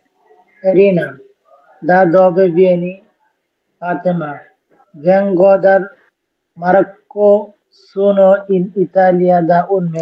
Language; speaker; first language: Italian; non-native, learner; Bangla